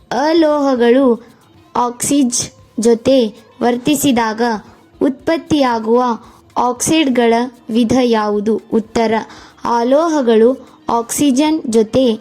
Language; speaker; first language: Kannada; native; Kannada